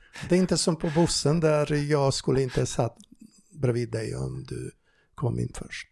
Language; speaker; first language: Swedish; non-native, fluent; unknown